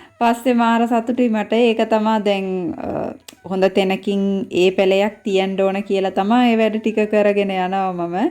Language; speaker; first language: Sinhala; non-native, local second language; Tamil